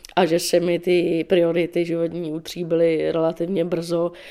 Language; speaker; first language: Czech; native; Czech